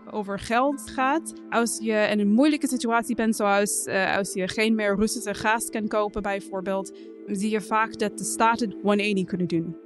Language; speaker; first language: Dutch; non-native, fluent; English